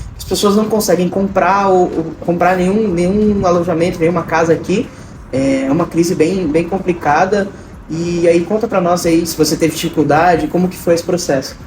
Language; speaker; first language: Portuguese; native; Portuguese